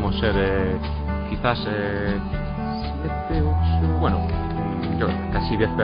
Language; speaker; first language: Spanish; native; Spanish